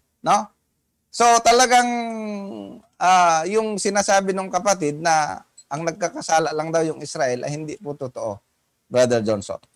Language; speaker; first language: Filipino; native; Filipino